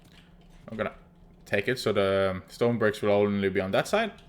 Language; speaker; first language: English; non-native, fluent; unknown